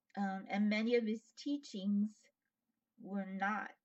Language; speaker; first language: English; native; English